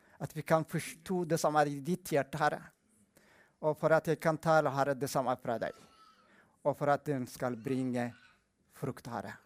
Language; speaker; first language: Norwegian; non-native, fluent; Amharic